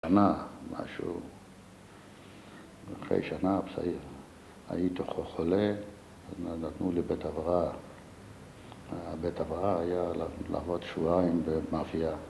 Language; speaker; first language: Hebrew; non-native, fluent; Yiddish